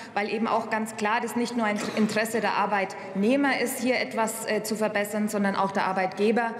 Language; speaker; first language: German; native; German